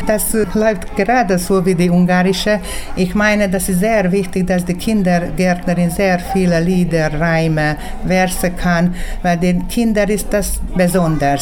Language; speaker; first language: German; early bilingual, heritage; German